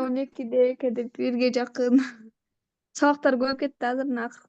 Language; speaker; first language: Turkish; non-native, learner; Kyrgyz